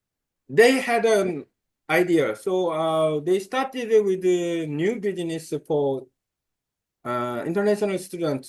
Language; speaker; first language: English; non-native, learner; Korean